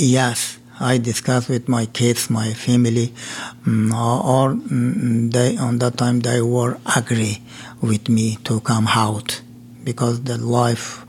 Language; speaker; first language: English; non-native, learner; Persian